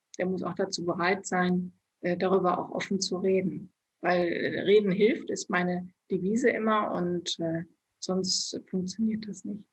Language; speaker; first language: German; native; German